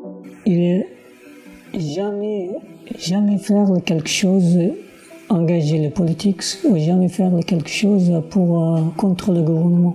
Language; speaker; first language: French; non-native, learner; Uyghur